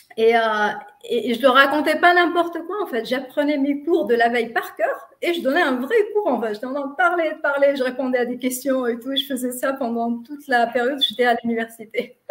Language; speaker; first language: French; non-native, local second language; Arabic